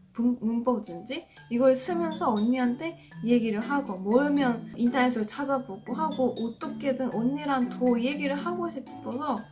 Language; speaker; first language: Korean; non-native, fluent; Japanese